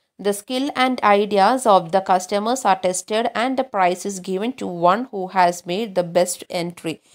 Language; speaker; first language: English; non-native, local second language; Malayalam